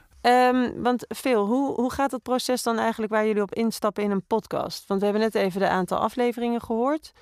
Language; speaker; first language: Dutch; native; Dutch